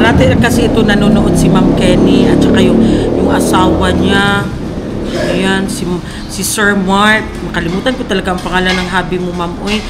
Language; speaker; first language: Filipino; non-native, local second language; Cebuano